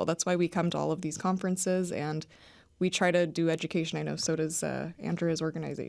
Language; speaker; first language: English; native; English